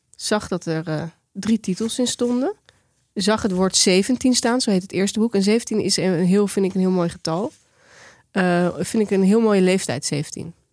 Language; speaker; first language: Dutch; native; Dutch